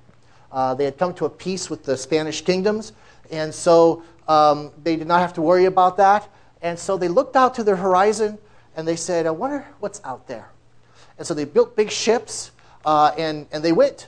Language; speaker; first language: English; native; English